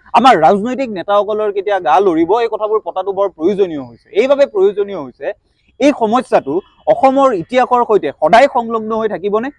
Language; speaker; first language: Assamese; native; Assamese